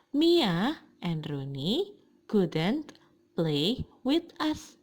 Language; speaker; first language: English; non-native, fluent; Indonesian